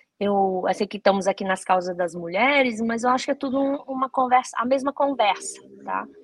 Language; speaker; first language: Portuguese; early bilingual, other home language; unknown